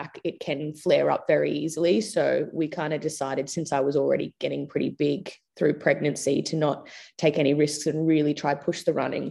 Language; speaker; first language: English; native; English